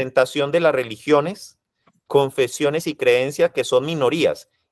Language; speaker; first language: Spanish; native; Spanish